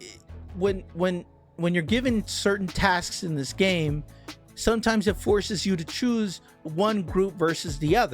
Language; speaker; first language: English; native; English